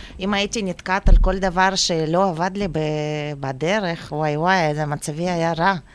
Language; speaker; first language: Hebrew; non-native, fluent; Russian